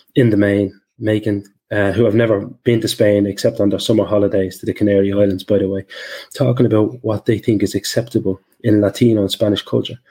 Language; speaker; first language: English; native; English